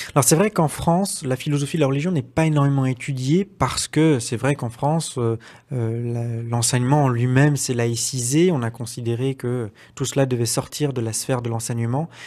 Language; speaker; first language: French; native; French